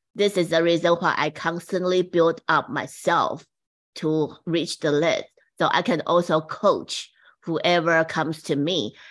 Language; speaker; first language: English; non-native, fluent; Chinese